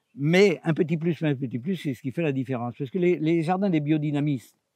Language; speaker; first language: French; native; French